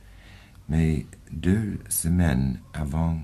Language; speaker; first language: French; non-native, fluent; English